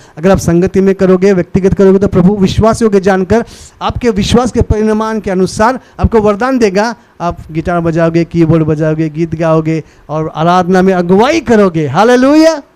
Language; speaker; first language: Hindi; non-native, local second language; Marathi